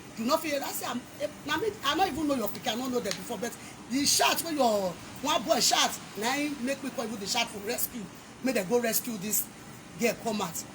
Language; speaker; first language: Nigerian Pidgin; non-native, local second language; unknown